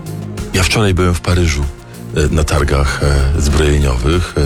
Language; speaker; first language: Polish; native; Polish